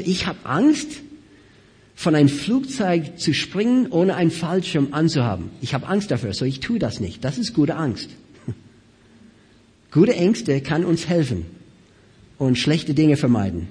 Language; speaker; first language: German; non-native, fluent; English